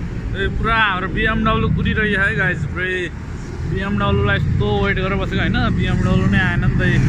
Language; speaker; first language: Nepali; non-native, local second language; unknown